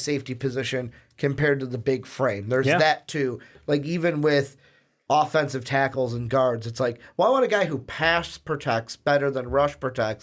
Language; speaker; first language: English; native; English